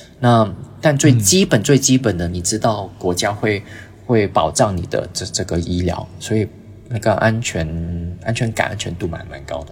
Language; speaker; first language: Chinese; early bilingual, heritage; Chinese